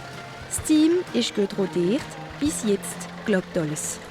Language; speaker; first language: German; non-native, local second language; French